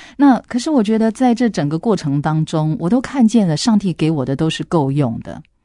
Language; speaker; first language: Chinese; non-native, local second language; Hakka Chinese